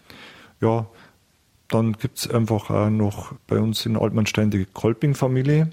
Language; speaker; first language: German; native; German